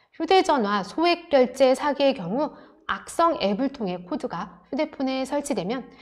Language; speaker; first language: Korean; native; Korean